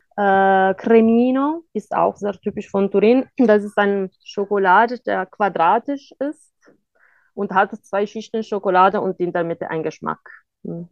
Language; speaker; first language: German; non-native, fluent; Italian